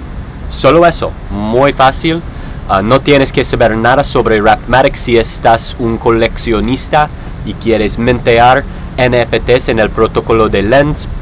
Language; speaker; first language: Spanish; non-native, learner; English